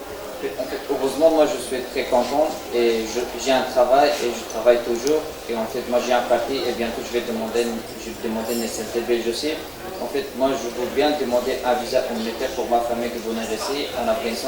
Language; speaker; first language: French; non-native, learner; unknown